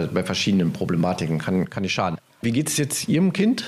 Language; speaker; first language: German; native; German